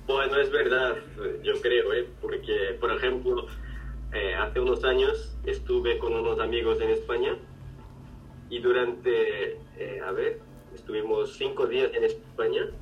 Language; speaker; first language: Spanish; non-native, fluent; Japanese